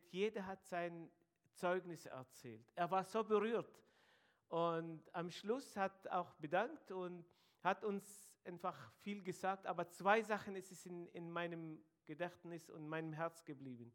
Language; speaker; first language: German; non-native, fluent; Arabic